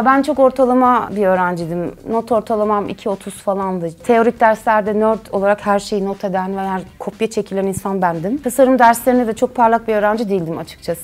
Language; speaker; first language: Turkish; native; Turkish